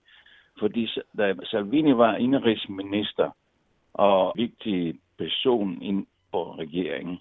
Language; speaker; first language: Danish; non-native, fluent; Italian